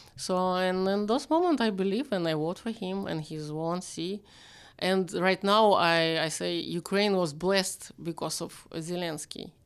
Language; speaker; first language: English; non-native, learner; Ukrainian